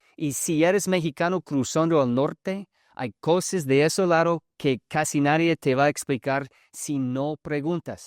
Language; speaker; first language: Spanish; early bilingual, heritage; English